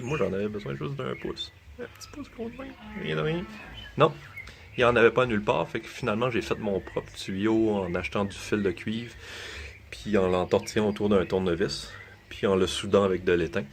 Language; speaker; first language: French; native; French